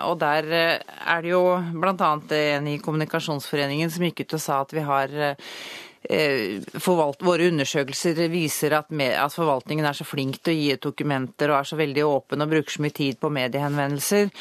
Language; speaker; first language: Norwegian; native; Norwegian